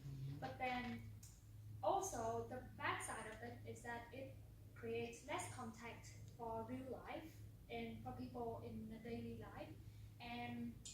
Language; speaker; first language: English; non-native, learner; Vietnamese